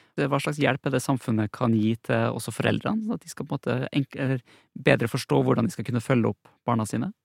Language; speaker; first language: Norwegian; native; Norwegian